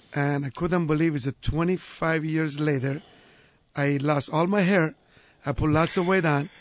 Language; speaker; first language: English; non-native, fluent; Italian